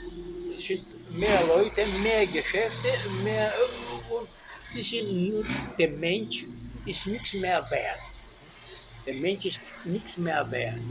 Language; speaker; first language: German; non-native, learner; Greek